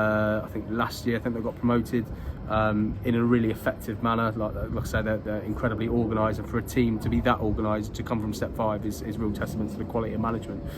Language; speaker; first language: English; native; English